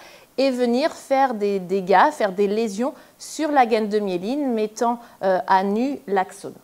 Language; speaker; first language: French; native; French